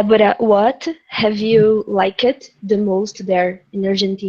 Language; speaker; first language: English; non-native, learner; Portuguese